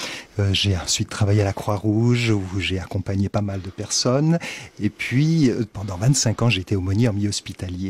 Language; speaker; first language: French; native; French